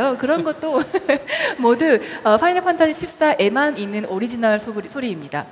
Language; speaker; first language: Korean; native; Korean